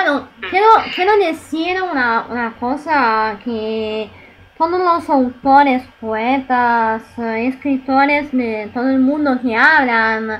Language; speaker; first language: Spanish; non-native, learner; Italian